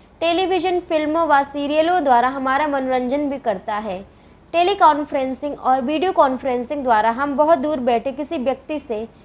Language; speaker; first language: Hindi; native; Hindi